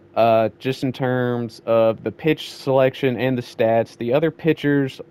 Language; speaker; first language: English; native; English